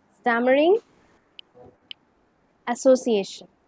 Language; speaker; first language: English; non-native, local second language; Bangla